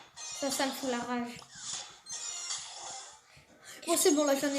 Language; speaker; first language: French; native; French